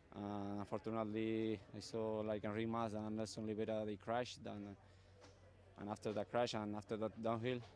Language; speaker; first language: English; non-native, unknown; Basque